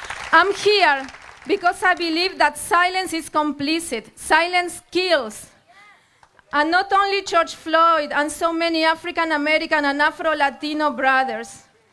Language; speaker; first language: English; non-native, fluent; Spanish